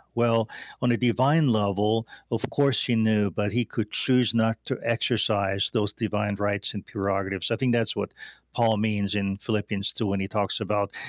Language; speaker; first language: English; non-native, fluent; German